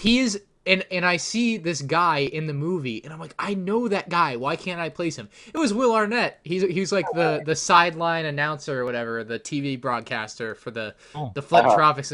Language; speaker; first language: English; native; English